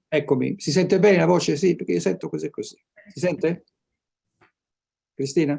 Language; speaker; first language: Italian; native; Italian